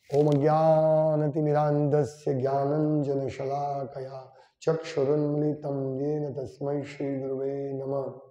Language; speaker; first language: Hindi; non-native, local second language; Gujarati